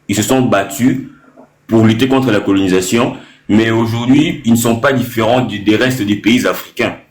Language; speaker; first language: French; non-native, local second language; Lingala